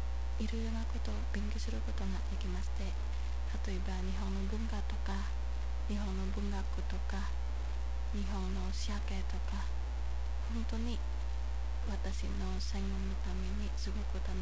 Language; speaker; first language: Japanese; non-native, fluent; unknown